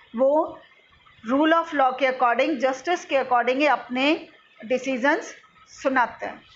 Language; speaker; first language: Hindi; native; Hindi